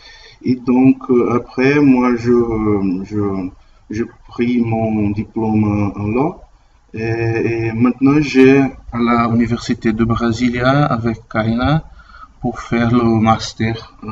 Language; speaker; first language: French; non-native, learner; Portuguese